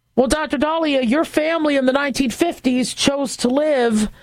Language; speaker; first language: English; native; English